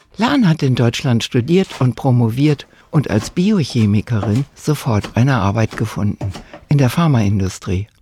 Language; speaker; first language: German; native; German